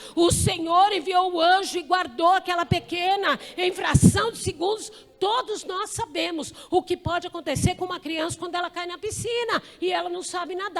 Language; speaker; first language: Portuguese; native; Portuguese